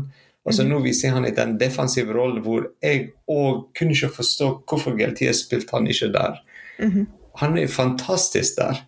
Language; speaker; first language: Norwegian; non-native, fluent; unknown